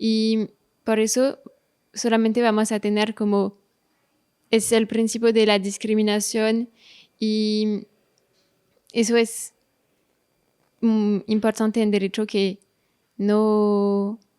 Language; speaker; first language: Spanish; non-native, fluent; French